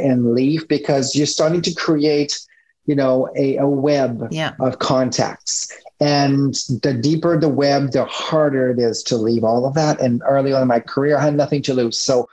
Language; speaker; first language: English; non-native, fluent; French